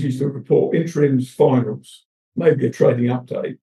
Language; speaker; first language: English; native; English